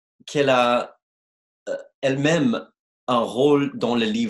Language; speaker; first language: French; non-native, fluent; English